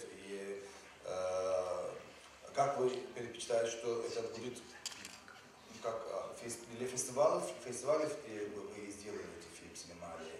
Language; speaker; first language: Russian; non-native, learner; Turkish